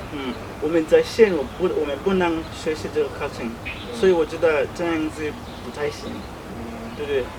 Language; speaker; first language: Chinese; non-native, learner; Swahili